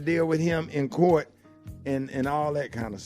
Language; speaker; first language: English; native; English